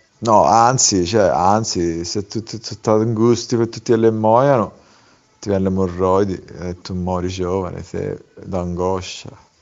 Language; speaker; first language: Italian; native; Italian